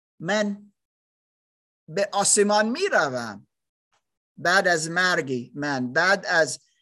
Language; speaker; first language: Persian; non-native, learner; German